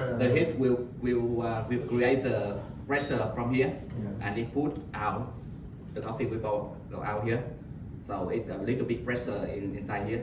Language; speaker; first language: English; non-native, learner; Vietnamese